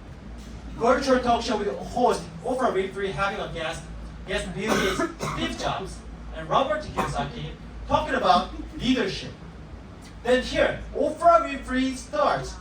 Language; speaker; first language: English; non-native, fluent; Korean